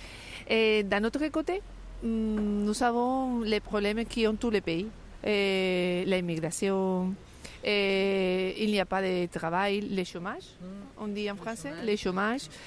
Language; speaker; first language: French; non-native, fluent; Spanish